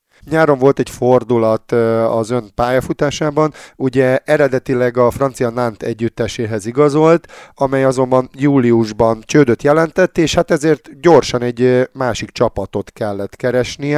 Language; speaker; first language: Hungarian; native; Hungarian